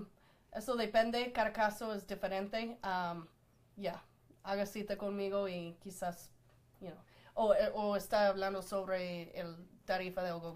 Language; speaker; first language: Spanish; non-native, fluent; English